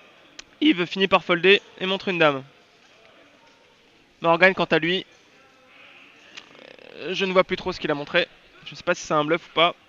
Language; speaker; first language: French; native; French